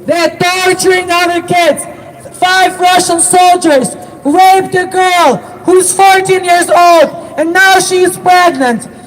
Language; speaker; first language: English; non-native, fluent; Ukrainian